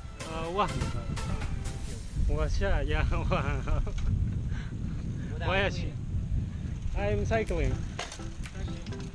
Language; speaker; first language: Chinese; non-native, learner; Finnish